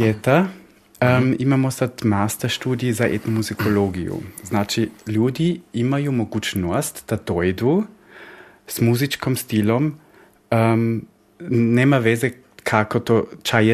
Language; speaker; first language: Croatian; early bilingual, heritage; Croatian